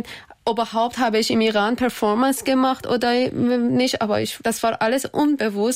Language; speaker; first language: German; non-native, learner; Persian